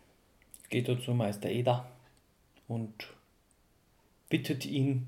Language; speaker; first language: German; native; German